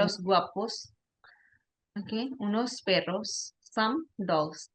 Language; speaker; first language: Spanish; non-native, fluent; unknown